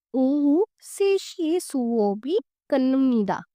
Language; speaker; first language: Korean; non-native, fluent; Hindi